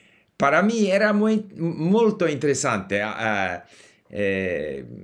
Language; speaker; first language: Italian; non-native, learner; English